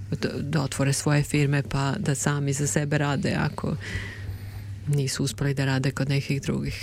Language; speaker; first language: Serbian; native; Serbian